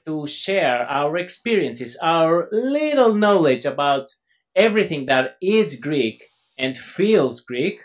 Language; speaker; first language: English; non-native, fluent; Greek